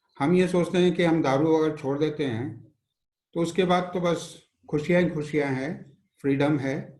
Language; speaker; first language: Hindi; non-native, local second language; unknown